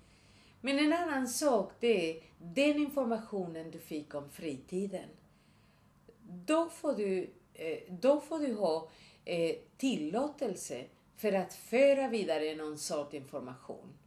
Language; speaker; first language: Swedish; non-native, fluent; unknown